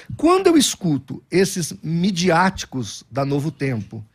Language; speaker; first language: Portuguese; native; Portuguese